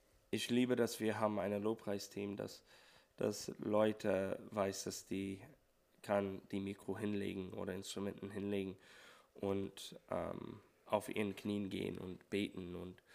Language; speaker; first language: German; non-native, learner; English